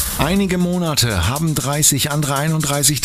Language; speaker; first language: German; native; German